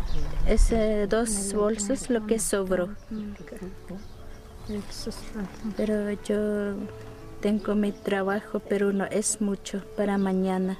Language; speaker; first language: Spanish; non-native, local second language; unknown